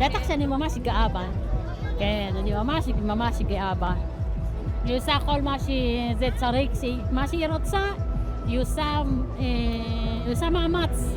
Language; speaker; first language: Hebrew; non-native, learner; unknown